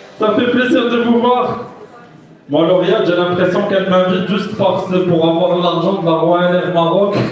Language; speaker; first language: French; non-native, local second language; Arabic